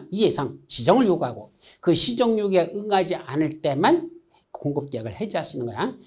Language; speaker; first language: Korean; native; Korean